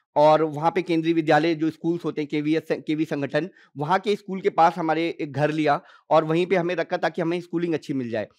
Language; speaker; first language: Hindi; native; Hindi